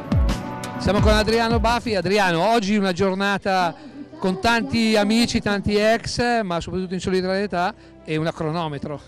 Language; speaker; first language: Italian; native; Italian